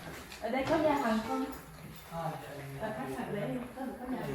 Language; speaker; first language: Vietnamese; non-native, learner; French